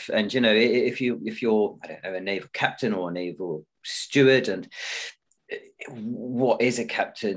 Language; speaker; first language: English; native; English